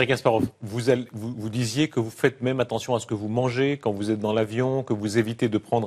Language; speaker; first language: French; native; French